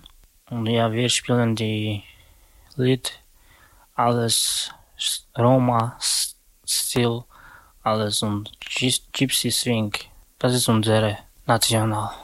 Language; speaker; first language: German; non-native, learner; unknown